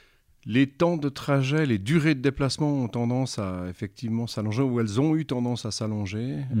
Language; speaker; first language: French; native; French